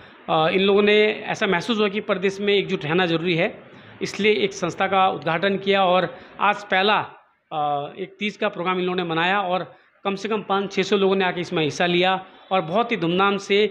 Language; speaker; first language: Hindi; native; Hindi